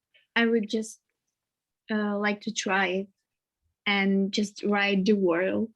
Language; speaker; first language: English; non-native, learner; Czech